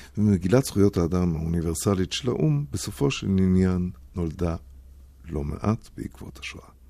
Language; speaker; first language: Hebrew; non-native, fluent; German